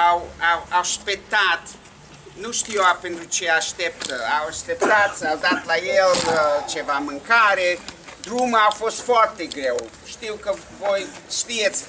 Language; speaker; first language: Romanian; non-native, learner; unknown